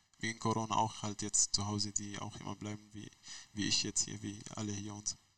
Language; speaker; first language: German; non-native, learner; Arabic